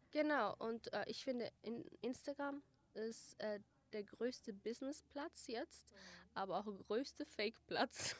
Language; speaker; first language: German; early bilingual, other home language; Kurdish